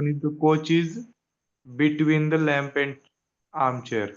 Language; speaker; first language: English; non-native, learner; Hindi